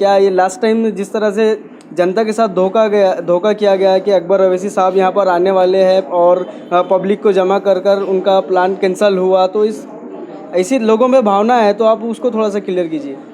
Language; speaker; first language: Hindi; native; Hindi